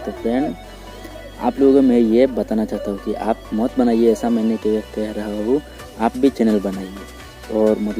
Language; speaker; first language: Hindi; non-native, local second language; Bangla